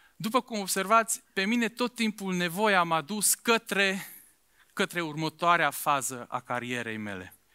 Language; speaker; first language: Romanian; non-native, local second language; Hungarian